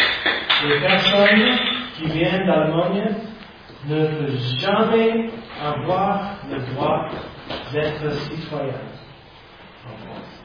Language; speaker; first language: French; non-native, fluent; English